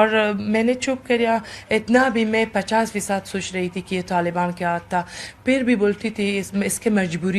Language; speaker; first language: Hindi; non-native, learner; Persian